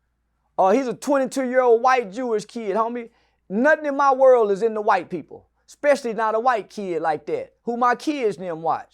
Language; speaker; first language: English; native; English